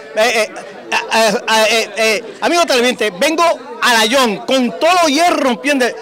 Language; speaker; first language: Spanish; native; Spanish